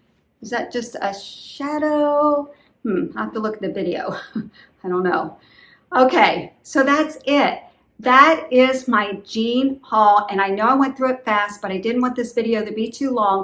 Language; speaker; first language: English; native; English